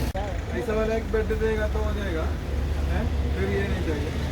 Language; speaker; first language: Hindi; non-native, local second language; Malayalam